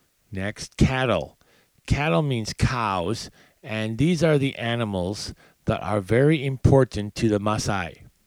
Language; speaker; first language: English; native; English